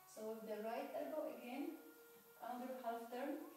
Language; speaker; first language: English; non-native, fluent; Polish